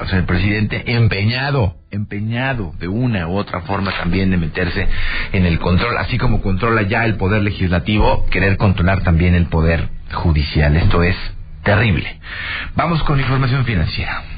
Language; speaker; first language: Spanish; native; Spanish